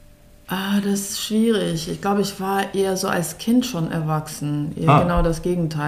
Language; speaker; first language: German; early bilingual, other home language; Russian